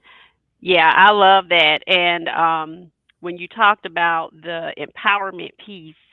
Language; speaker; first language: English; native; English